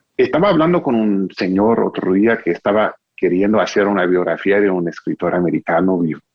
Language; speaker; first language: Spanish; non-native, fluent; English